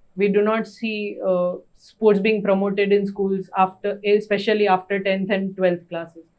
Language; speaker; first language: English; non-native, local second language; Gujarati